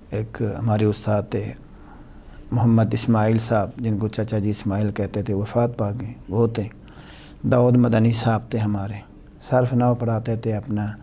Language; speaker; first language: Urdu; non-native, local second language; Punjabi